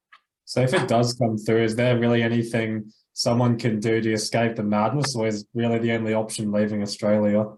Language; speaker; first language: English; native; English